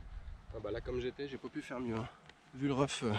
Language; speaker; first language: French; native; French